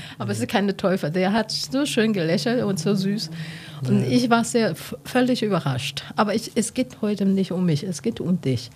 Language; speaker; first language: German; non-native, learner; Chinese